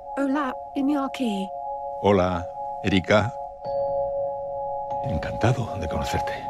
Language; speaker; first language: Spanish; native; Spanish